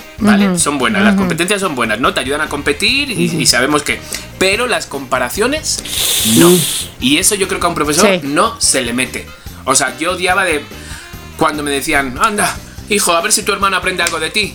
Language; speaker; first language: Spanish; native; Spanish